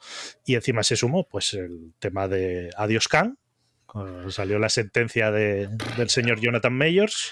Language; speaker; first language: Spanish; native; Spanish